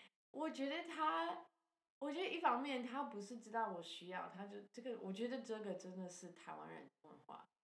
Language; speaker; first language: Chinese; non-native, fluent; English